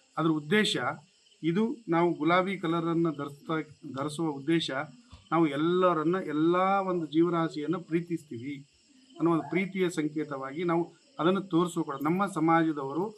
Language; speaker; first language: Kannada; non-native, local second language; Lambadi